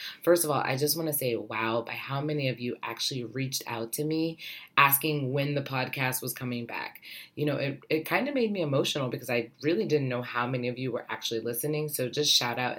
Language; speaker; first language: English; native; English